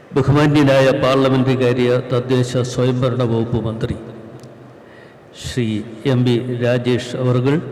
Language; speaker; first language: Malayalam; native; Malayalam